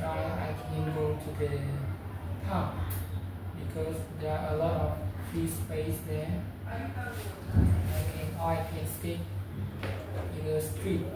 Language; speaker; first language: English; non-native, learner; Vietnamese